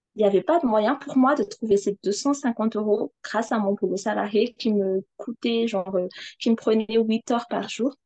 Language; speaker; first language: French; non-native, local second language; Malagasy